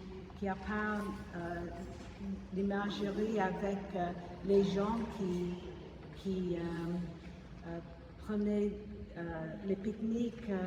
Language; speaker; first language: French; non-native, fluent; English